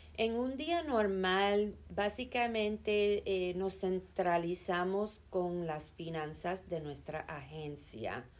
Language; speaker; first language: Spanish; early bilingual, heritage; Spanish